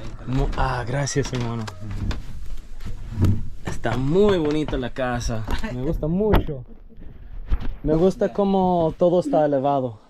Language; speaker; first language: Spanish; non-native, learner; English